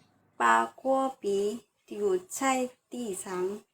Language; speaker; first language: Chinese; non-native, learner; Indonesian